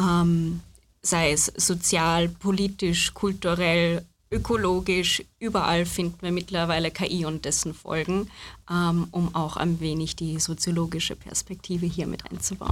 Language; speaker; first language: German; native; German